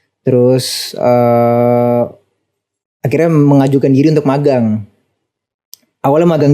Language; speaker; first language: Indonesian; native; Indonesian